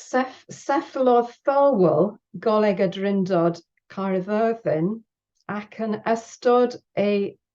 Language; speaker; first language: Welsh; non-native, learner; English